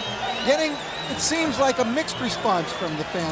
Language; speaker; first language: English; native; English